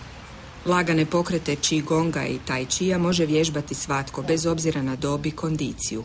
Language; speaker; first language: Croatian; native; Croatian